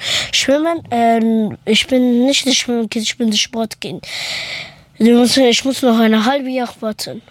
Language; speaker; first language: German; early bilingual, other home language; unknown